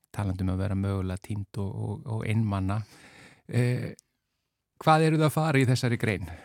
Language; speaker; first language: Icelandic; native; Icelandic